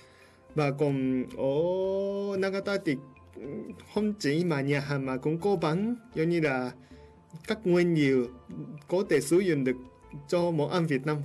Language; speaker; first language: Vietnamese; non-native, fluent; Japanese